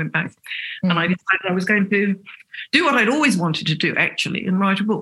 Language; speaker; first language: English; native; English